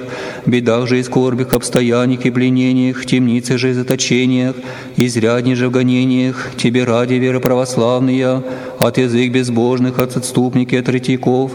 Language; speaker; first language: Russian; native; Russian